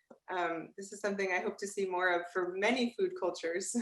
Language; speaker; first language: English; native; English